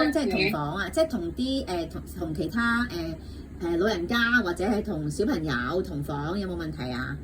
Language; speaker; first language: Cantonese; native; Cantonese